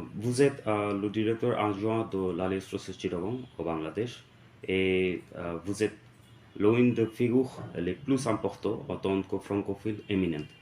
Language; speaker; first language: French; non-native, fluent; Bangla